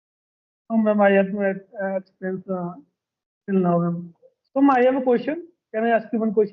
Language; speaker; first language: English; non-native, learner; Hindi